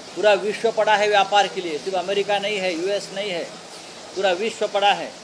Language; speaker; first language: Hindi; non-native, local second language; Marathi